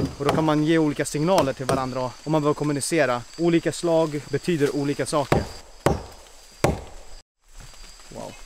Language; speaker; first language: Swedish; native; Swedish